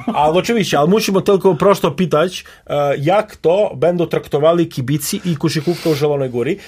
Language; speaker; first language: Polish; non-native, learner; Serbian